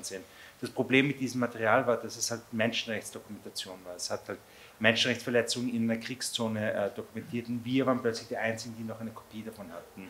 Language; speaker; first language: German; native; German